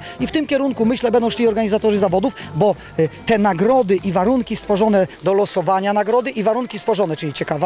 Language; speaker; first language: Polish; native; Polish